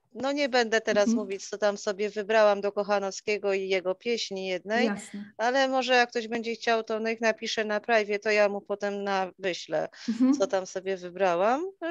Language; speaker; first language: Polish; native; Polish